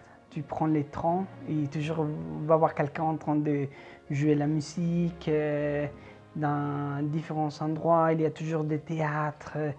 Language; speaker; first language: French; non-native, fluent; Spanish